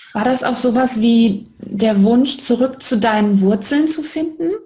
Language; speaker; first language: German; native; German